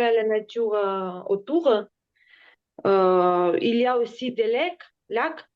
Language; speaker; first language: French; non-native, learner; Ukrainian